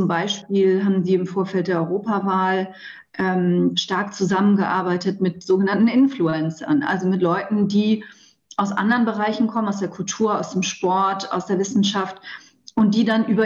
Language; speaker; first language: German; native; German